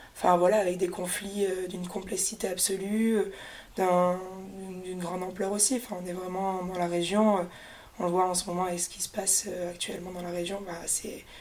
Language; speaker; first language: French; native; French